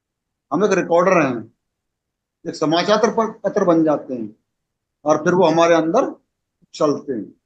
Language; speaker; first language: Hindi; native; Hindi